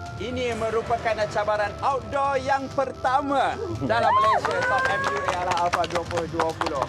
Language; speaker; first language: Malay; native; Malay